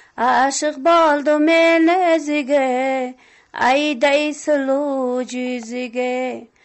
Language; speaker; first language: Kyrgyz; non-native, local second language; Tajik